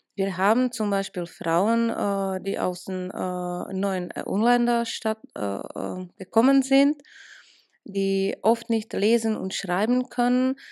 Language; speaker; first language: German; non-native, fluent; Czech